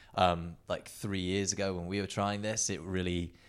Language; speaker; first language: English; native; English